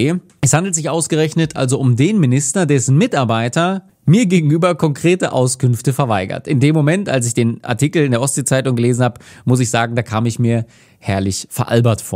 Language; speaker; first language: German; native; German